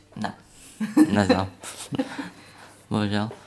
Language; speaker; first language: Czech; early bilingual, other home language; Vietnamese